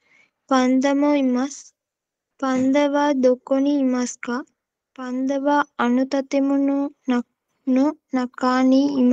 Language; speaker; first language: Japanese; non-native, learner; Sinhala